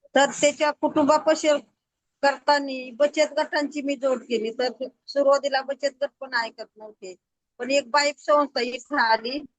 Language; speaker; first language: Marathi; native; Marathi